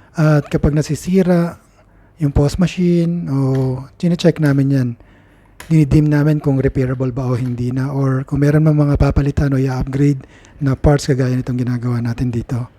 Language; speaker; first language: Filipino; native; Filipino